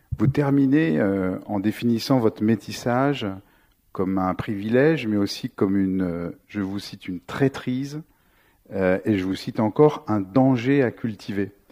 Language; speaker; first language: French; native; French